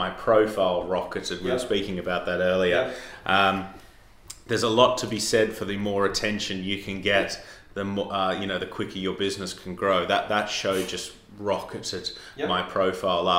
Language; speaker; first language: English; native; English